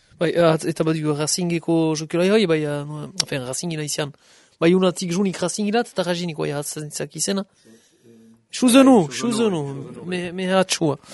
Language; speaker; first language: Basque; native; Basque